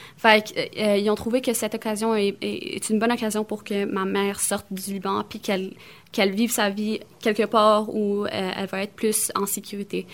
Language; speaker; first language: French; early bilingual, other home language; Arabic